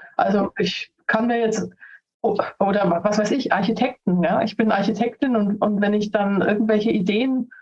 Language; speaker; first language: German; non-native, fluent; Spanish